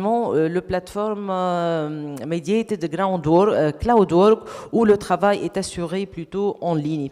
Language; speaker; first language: French; non-native, local second language; Arabic